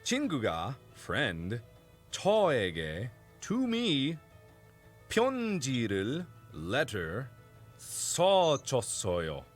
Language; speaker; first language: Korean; non-native, learner; English